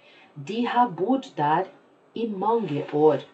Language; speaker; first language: Norwegian; non-native, fluent; Portuguese